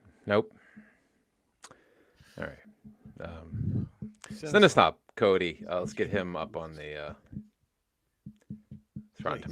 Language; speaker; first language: English; native; English